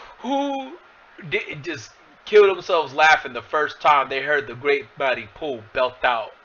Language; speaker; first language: English; native; English